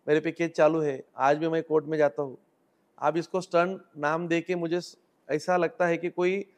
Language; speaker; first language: Hindi; non-native, local second language; Marathi